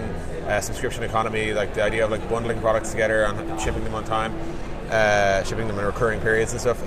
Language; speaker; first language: English; native; English